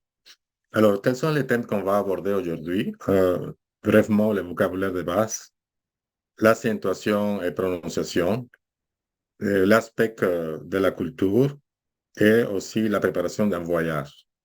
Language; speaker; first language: French; non-native, fluent; Spanish